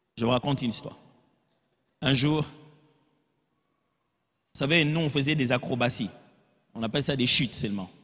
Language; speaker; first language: French; non-native, local second language; Lingala